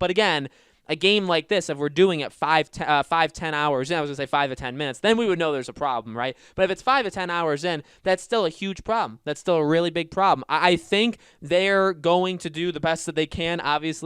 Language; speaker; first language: English; native; English